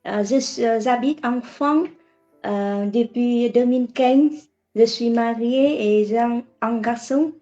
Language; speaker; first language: French; non-native, learner; Vietnamese